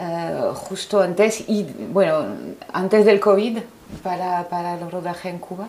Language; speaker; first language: Spanish; non-native, fluent; French